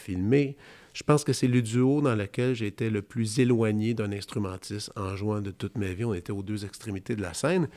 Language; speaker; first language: French; native; French